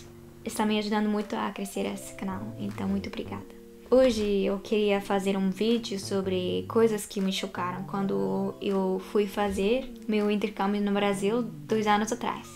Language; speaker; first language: Portuguese; non-native, fluent; Japanese